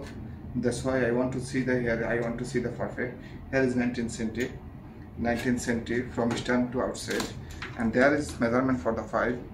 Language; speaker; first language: English; non-native, learner; Bangla